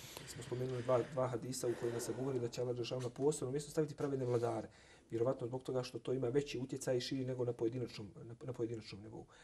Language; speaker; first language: Bosnian; native; Bosnian